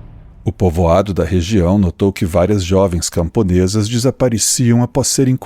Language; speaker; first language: Portuguese; native; Portuguese